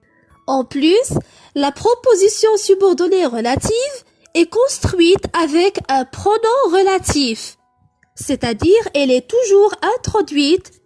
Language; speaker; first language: French; non-native, local second language; Arabic